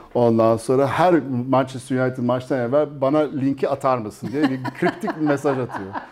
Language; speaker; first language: Turkish; early bilingual, heritage; Turkish